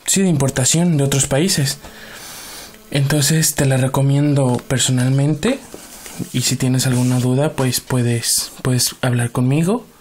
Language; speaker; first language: Spanish; native; Spanish